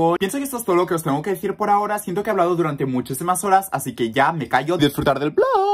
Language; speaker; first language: Spanish; native; Spanish